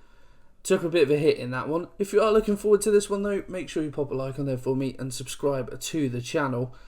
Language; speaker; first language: English; native; English